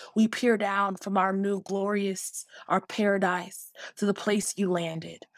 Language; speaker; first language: English; native; English